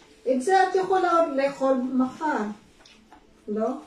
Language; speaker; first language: Hebrew; non-native, learner; Filipino